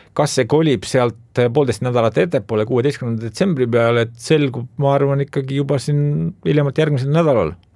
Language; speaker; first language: Estonian; native; Estonian